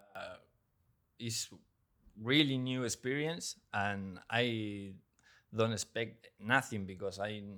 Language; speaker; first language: English; non-native, learner; Spanish